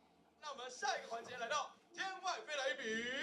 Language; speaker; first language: Chinese; native; Chinese